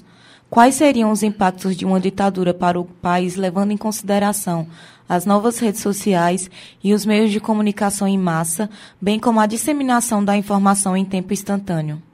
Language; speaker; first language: Portuguese; native; Portuguese